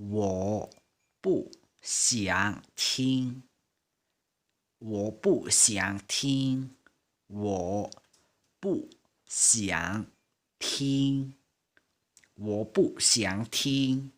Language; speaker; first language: Chinese; non-native, fluent; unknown